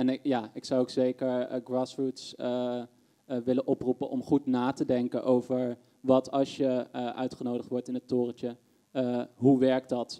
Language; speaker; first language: Dutch; native; Dutch